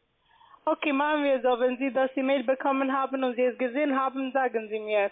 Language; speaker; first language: German; non-native, fluent; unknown